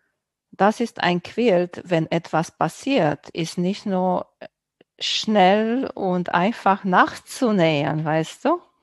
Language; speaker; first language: German; non-native, fluent; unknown